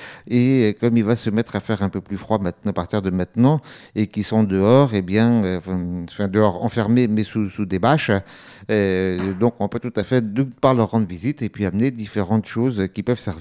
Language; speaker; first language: French; native; French